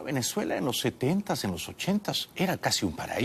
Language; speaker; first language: Spanish; native; Spanish